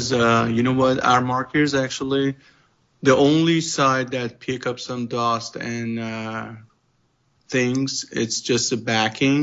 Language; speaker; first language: English; non-native, fluent; Persian